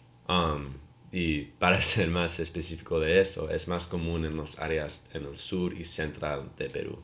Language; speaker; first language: Spanish; non-native, learner; English